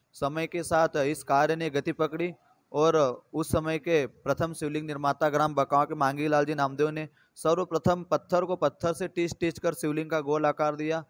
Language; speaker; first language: Hindi; native; Hindi